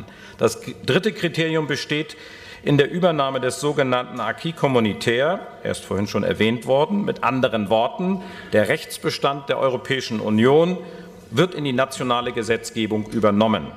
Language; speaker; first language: German; native; German